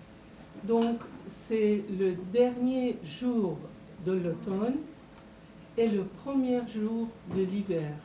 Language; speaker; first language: French; non-native, fluent; Persian